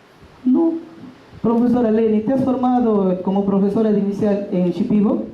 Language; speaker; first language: Spanish; native; Spanish